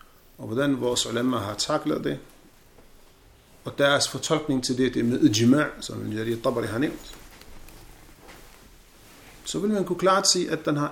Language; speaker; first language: Danish; non-native, fluent; Arabic